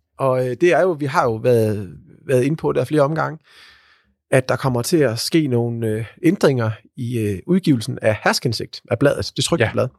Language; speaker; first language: Danish; native; Danish